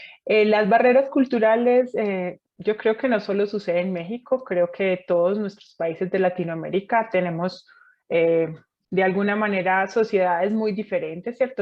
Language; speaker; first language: Spanish; native; Spanish